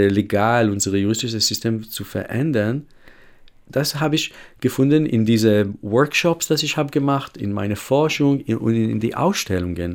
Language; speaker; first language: German; non-native, fluent; Hebrew